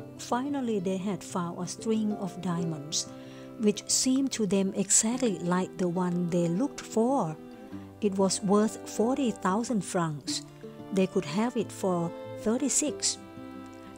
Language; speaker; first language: English; non-native, fluent; Thai